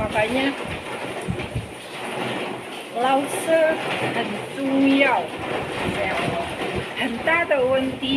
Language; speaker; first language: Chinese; non-native, learner; Indonesian